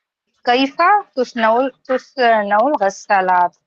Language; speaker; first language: Arabic; non-native, learner; Urdu